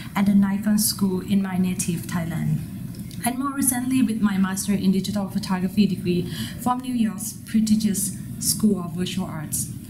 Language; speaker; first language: English; non-native, fluent; Thai